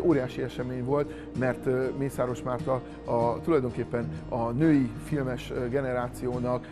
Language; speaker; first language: Hungarian; native; Hungarian